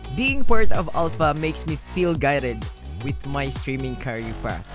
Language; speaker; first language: English; non-native, local second language; Waray